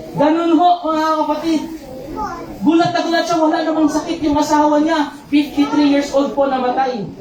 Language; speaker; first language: Filipino; non-native, local second language; Cebuano